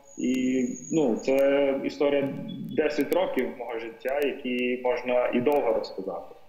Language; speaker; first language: Ukrainian; non-native, fluent; Tamil